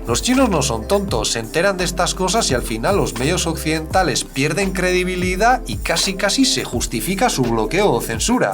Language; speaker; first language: Spanish; native; Spanish